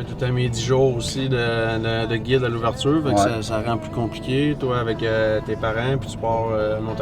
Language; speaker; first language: French; native; French